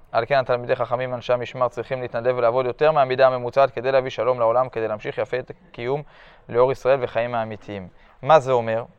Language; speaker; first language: Hebrew; early bilingual, other home language; French